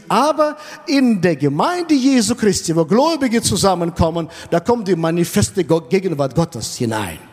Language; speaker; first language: German; non-native, fluent; Russian